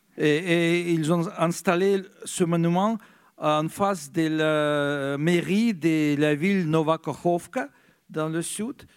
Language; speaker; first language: French; non-native, fluent; Russian